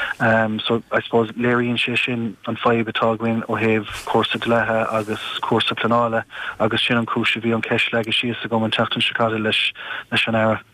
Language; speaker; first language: Irish; non-native, local second language; English